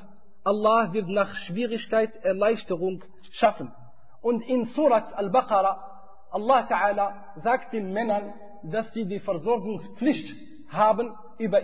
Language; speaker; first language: German; non-native, fluent; Arabic